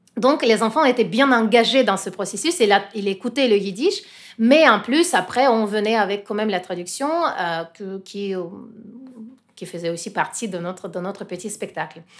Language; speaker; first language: French; non-native, fluent; Russian